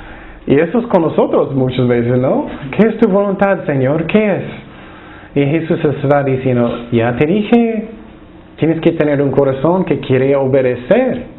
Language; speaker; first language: Spanish; non-native, fluent; English